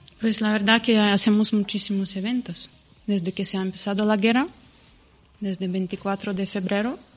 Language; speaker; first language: Spanish; non-native, fluent; Ukrainian